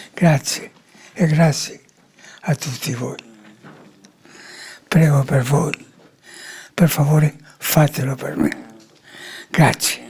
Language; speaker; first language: Italian; early bilingual, heritage; Spanish